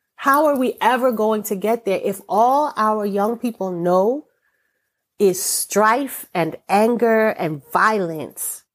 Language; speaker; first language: English; native; English